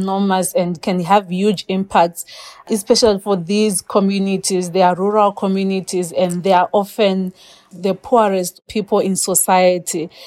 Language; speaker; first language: English; non-native, local second language; Shona